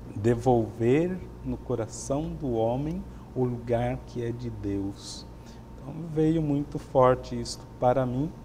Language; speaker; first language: Portuguese; native; Portuguese